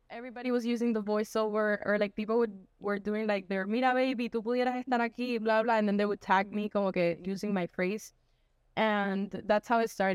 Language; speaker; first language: English; early bilingual, other home language; Spanish